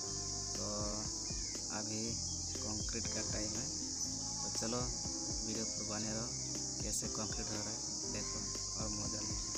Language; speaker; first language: Hindi; non-native, local second language; Odia